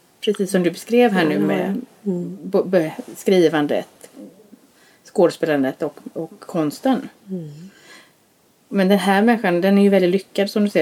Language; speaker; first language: Swedish; native; Swedish